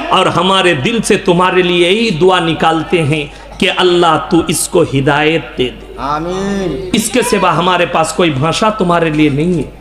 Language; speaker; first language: Urdu; non-native, local second language; Bangla